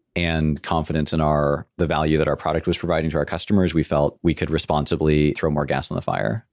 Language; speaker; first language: English; native; English